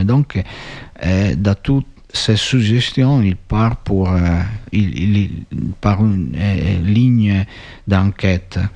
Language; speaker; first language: French; non-native, learner; Italian